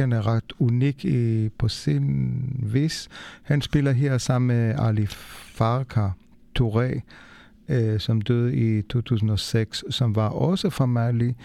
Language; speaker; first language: Danish; non-native, fluent; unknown